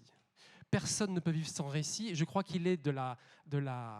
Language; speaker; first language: French; native; French